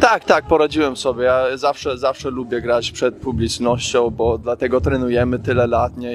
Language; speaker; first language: Polish; early bilingual, heritage; Polish